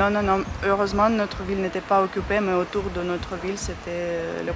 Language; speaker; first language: French; non-native, fluent; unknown